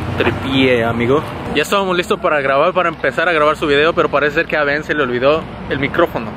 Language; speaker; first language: Spanish; native; Spanish